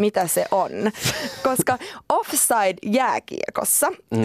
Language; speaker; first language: Finnish; non-native, learner; Swedish